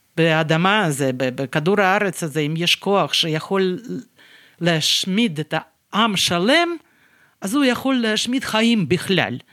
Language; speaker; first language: Hebrew; non-native, fluent; Russian